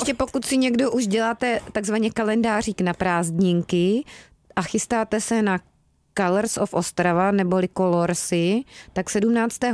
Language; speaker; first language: Czech; native; Czech